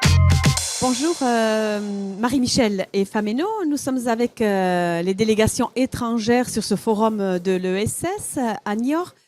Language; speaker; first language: French; native; French